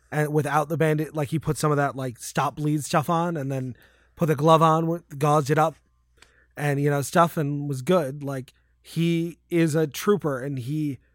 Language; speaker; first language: English; native; English